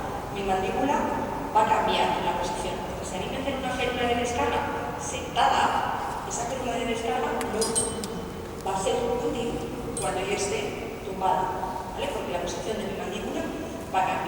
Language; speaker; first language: Spanish; native; Spanish